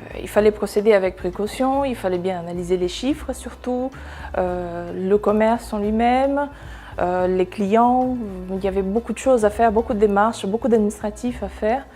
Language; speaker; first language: French; non-native, fluent; Portuguese